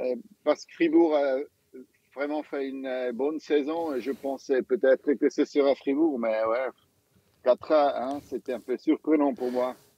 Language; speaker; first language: French; non-native, local second language; German